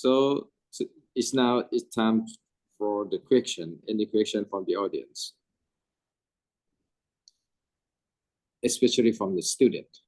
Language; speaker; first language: English; non-native, fluent; Thai